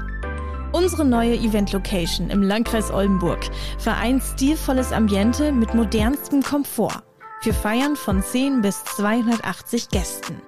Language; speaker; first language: German; native; German